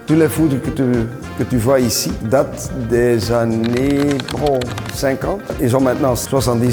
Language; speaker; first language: French; non-native, local second language; Dutch